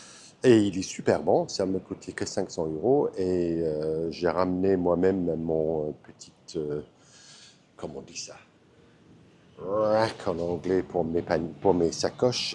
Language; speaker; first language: French; non-native, fluent; English